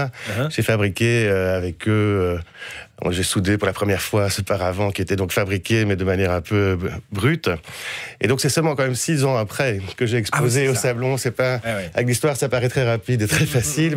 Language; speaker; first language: French; native; French